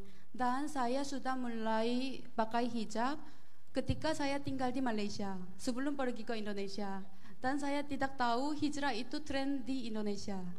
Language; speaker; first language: Indonesian; non-native, learner; Korean